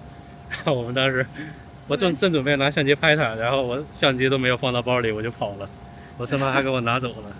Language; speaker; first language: Chinese; native; Chinese